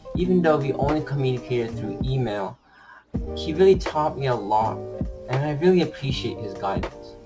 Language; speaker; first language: English; native; English